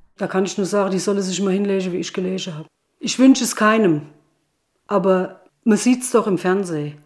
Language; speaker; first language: German; native; German